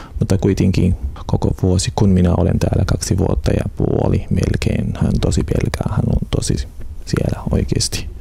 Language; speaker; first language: Finnish; non-native, learner; Arabic